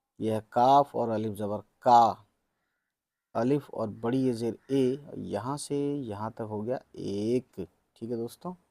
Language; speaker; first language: Hindi; native; Hindi